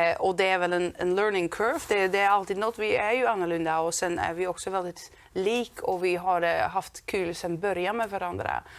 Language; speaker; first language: Swedish; non-native, fluent; Dutch